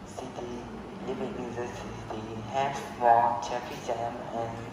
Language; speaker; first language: English; non-native, learner; Vietnamese